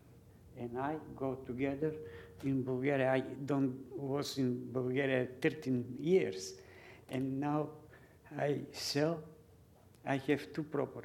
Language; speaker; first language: English; non-native, learner; Bulgarian